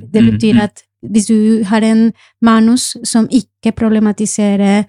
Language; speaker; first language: Norwegian; non-native, fluent; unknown